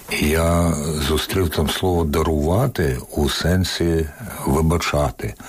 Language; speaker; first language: Ukrainian; non-native, local second language; Russian